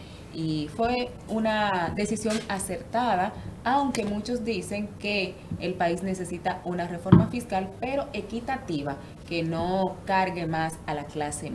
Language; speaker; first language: Spanish; native; Spanish